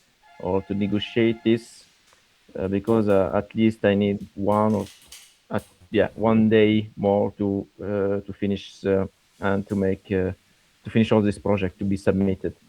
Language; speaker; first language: English; non-native, fluent; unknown